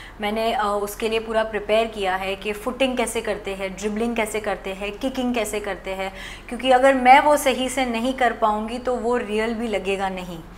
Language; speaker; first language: Hindi; non-native, local second language; Gujarati